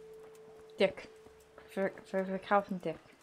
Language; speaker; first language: German; non-native, learner; Dutch